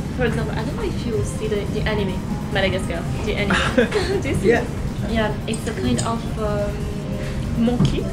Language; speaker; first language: English; non-native, learner; French